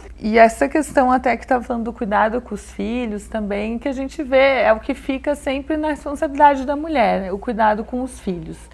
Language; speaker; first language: Portuguese; native; Portuguese